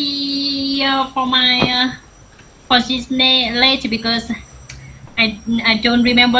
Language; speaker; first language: English; non-native, learner; Vietnamese